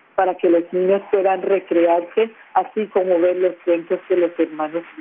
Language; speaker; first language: Spanish; non-native, local second language; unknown